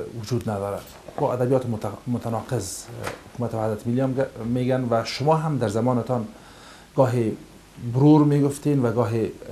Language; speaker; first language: Persian; native; Persian